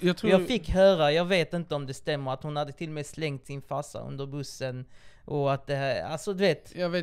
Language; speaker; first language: Swedish; native; Swedish